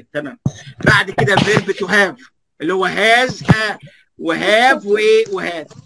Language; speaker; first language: Arabic; native; Arabic